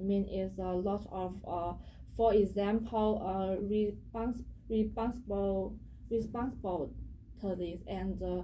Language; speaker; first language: English; non-native, learner; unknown